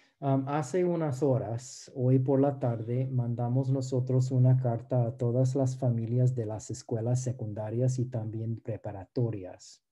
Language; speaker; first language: Spanish; non-native, fluent; English